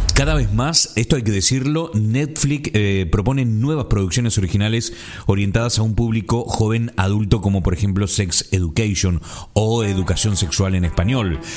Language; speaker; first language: Spanish; native; Spanish